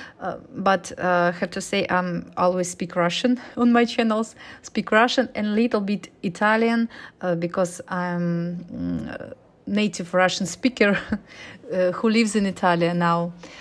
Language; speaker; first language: English; non-native, learner; Russian